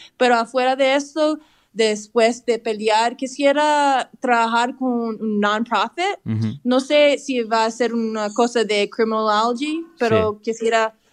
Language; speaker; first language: Spanish; early bilingual, heritage; English